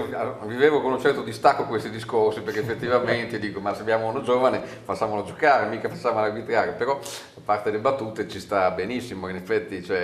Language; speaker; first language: Italian; native; Italian